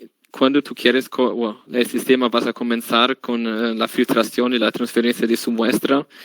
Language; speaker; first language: Spanish; non-native, learner; German